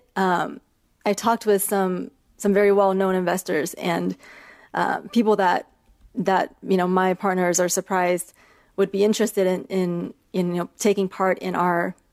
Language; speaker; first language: English; early bilingual, other home language; Chinese